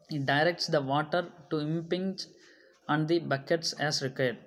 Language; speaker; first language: English; non-native, local second language; Tamil